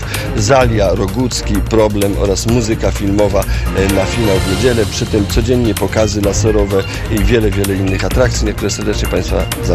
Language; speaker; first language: Polish; native; Polish